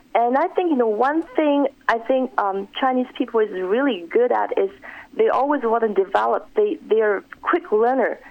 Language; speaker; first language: English; non-native, fluent; Chinese